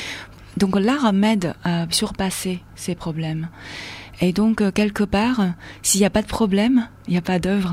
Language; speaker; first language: French; non-native, fluent; Chinese